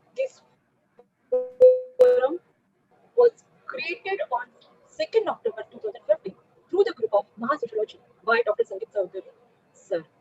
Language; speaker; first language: English; non-native, local second language; Marathi